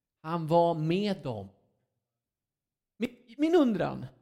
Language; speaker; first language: Swedish; non-native, fluent; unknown